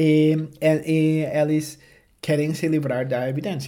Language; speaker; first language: Portuguese; non-native, fluent; English